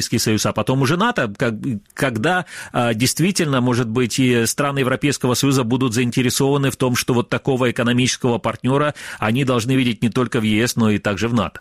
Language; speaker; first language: Ukrainian; native; Ukrainian